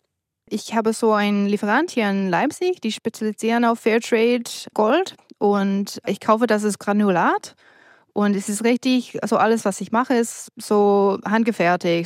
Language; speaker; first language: German; non-native, fluent; English